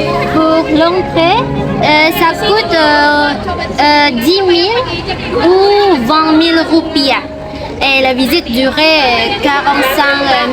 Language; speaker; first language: French; non-native, learner; Indonesian